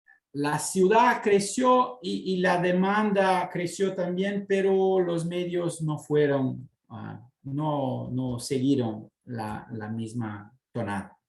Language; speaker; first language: Spanish; non-native, fluent; Portuguese